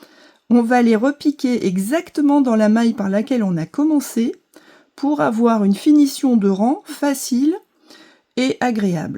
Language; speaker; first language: French; native; French